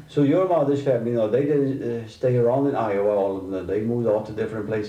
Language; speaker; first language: English; non-native, fluent; Swedish